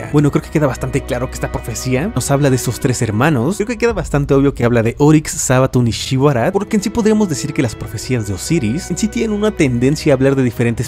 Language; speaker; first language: Spanish; native; Spanish